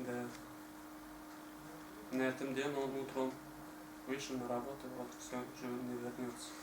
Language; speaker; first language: Russian; non-native, learner; Tajik